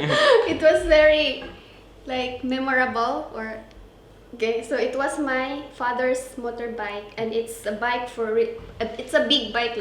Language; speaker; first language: English; non-native, local second language; Cebuano